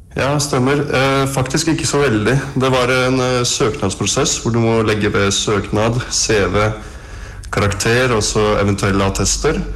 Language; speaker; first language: Norwegian; early bilingual, other home language; Russian